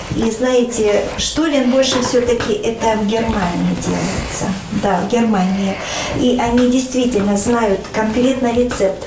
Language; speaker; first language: Russian; native; Russian